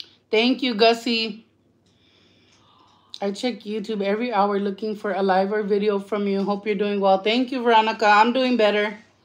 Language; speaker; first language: English; early bilingual, other home language; Spanish